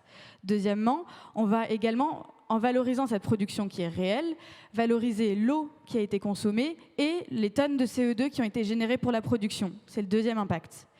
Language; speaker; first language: French; native; French